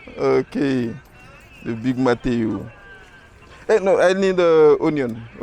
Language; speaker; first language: English; non-native, learner; French